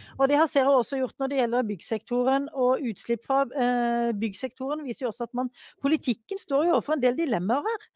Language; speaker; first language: Norwegian; native; Norwegian